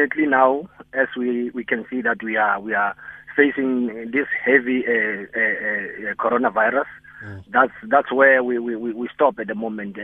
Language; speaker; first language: English; non-native, local second language; Tswana